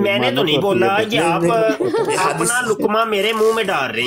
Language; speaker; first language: Hindi; non-native, local second language; Punjabi